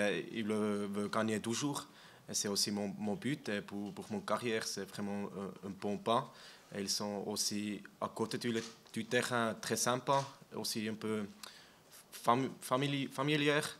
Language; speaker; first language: French; non-native, learner; German